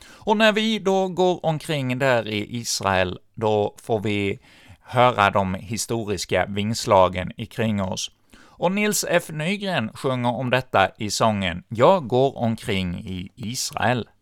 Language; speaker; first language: Swedish; native; Swedish